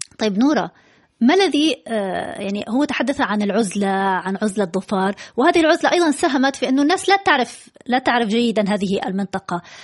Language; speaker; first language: Arabic; native; Arabic